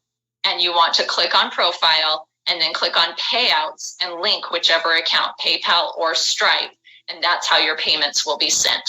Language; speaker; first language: English; native; English